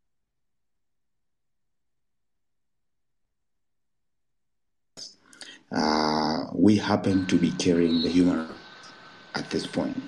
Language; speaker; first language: English; non-native, local second language; Swahili